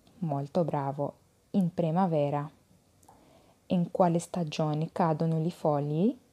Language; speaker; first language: Italian; non-native, fluent; Arabic